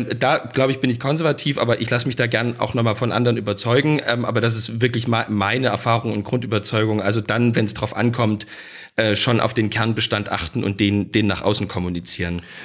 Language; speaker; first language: German; native; German